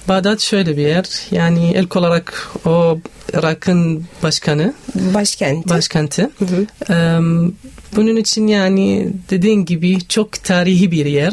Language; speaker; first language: Turkish; non-native, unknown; Arabic